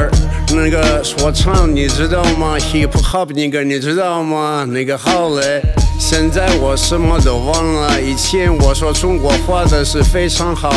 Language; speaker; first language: Chinese; non-native, learner; Russian